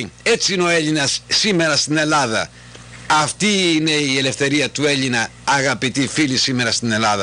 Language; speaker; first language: Greek; native; Greek